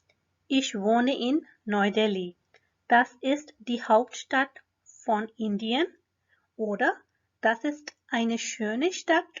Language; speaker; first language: German; non-native, fluent; Urdu